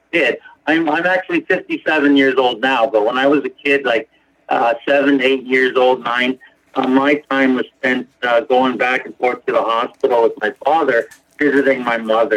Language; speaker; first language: English; native; English